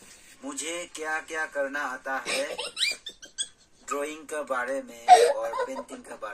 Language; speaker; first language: Hindi; non-native, local second language; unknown